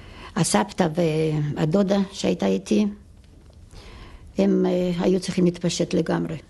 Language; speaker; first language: Hebrew; non-native, fluent; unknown